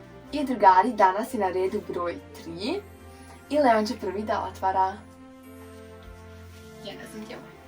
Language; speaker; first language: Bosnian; early bilingual, heritage; Serbian